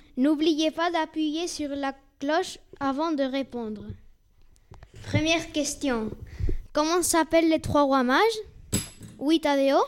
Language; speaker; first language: French; non-native, learner; Spanish